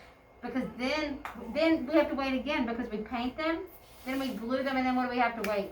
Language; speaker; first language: English; native; English